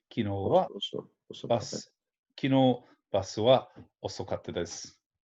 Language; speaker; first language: Japanese; non-native, fluent; English